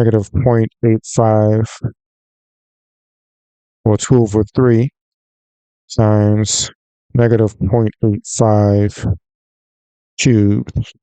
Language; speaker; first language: English; native; English